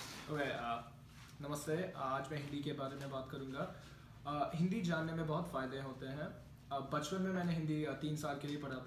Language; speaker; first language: Hindi; non-native, learner; Malayalam